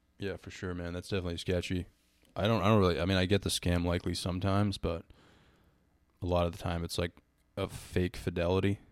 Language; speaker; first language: English; native; English